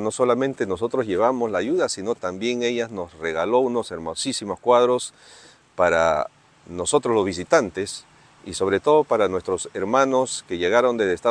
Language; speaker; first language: Spanish; native; Spanish